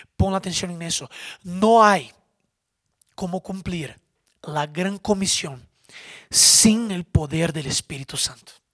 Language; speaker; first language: Spanish; non-native, fluent; Portuguese